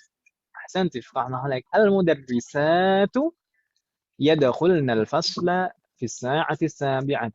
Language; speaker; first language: Arabic; non-native, fluent; Indonesian